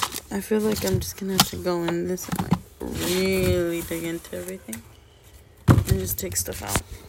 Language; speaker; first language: English; early bilingual, other home language; Spanish